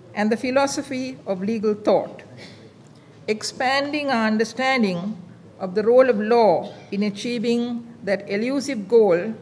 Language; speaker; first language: English; non-native, local second language; Sinhala